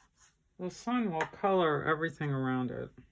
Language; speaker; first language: English; native; English